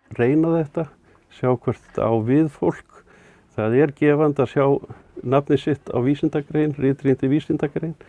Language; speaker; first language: Icelandic; native; Icelandic